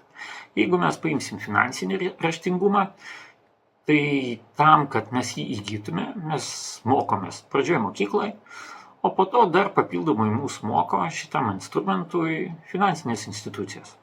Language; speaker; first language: Lithuanian; non-native, local second language; Russian